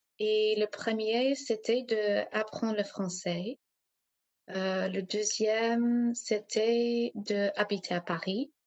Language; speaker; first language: French; non-native, fluent; English